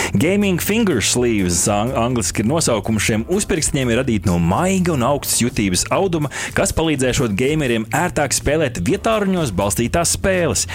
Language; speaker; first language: Latvian; native; Latvian